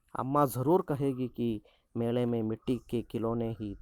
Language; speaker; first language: Hindi; non-native, local second language; Malayalam